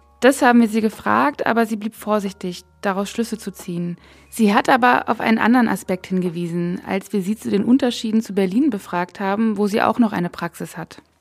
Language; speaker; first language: German; native; German